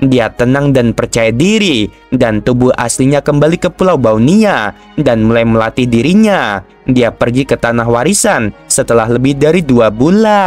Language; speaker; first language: Indonesian; native; Indonesian